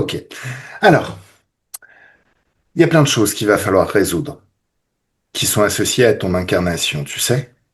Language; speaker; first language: French; native; French